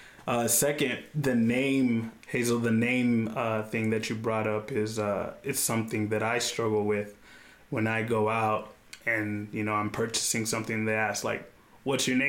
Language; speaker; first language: English; native; English